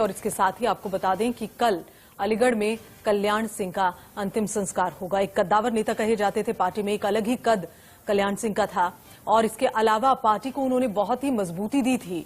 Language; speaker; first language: Hindi; native; Hindi